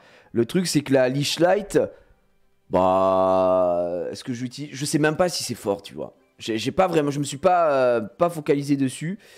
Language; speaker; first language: French; native; French